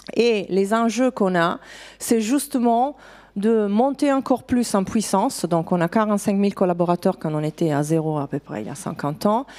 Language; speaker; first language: French; non-native, fluent; Italian